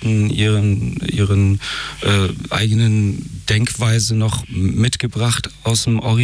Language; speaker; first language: German; early bilingual, other home language; Persian